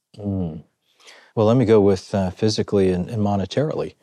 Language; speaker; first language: English; native; English